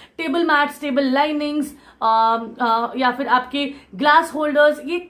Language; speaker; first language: Hindi; non-native, local second language; Marathi